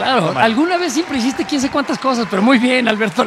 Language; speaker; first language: Spanish; native; Spanish